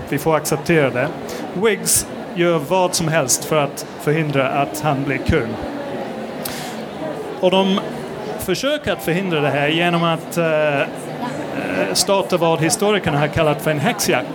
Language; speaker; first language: Swedish; non-native, fluent; English